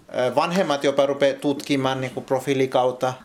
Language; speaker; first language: Finnish; non-native, learner; Hindi